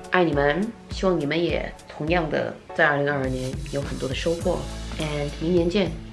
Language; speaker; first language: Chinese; early bilingual, heritage; Chinese